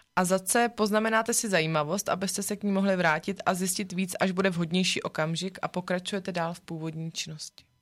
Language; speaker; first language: Czech; native; Czech